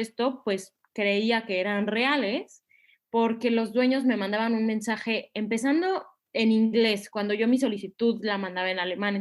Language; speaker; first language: Spanish; native; Spanish